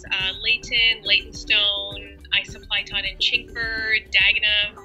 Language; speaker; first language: English; native; English